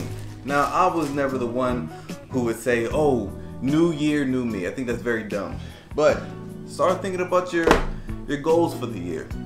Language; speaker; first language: English; native; English